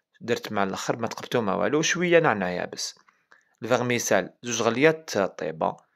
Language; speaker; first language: Arabic; native; Arabic